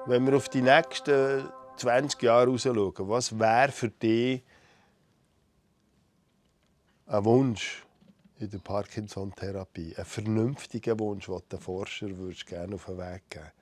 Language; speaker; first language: German; native; German